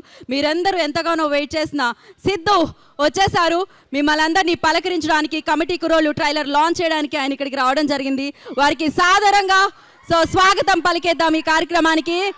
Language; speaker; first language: Telugu; native; Telugu